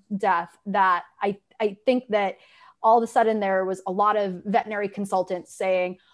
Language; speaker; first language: English; native; English